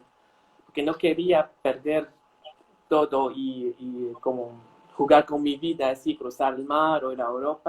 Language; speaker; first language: Spanish; non-native, fluent; Arabic